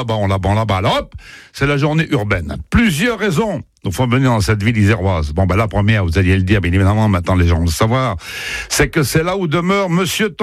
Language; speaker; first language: French; native; French